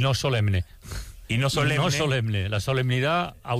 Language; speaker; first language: Spanish; native; Spanish